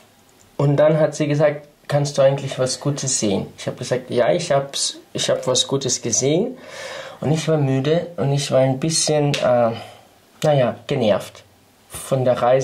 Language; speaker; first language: German; non-native, fluent; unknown